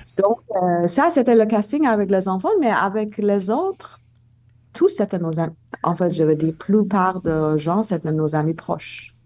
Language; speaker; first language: French; non-native, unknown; Persian